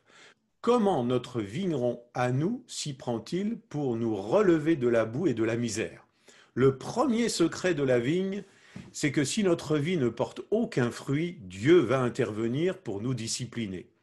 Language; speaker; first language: French; native; French